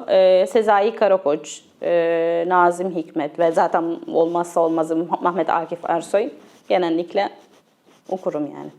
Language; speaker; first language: Turkish; non-native, fluent; Arabic